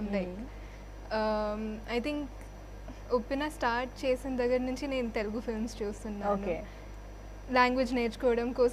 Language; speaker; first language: Telugu; non-native, learner; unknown